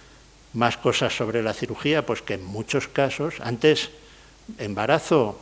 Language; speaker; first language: Spanish; native; Spanish